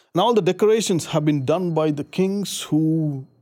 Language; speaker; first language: English; non-native, local second language; Tamil